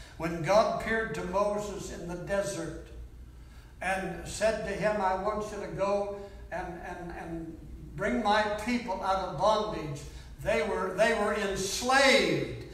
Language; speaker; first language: English; native; English